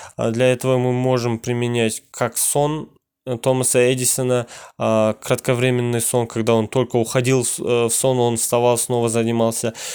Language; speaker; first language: Russian; non-native, local second language; Kazakh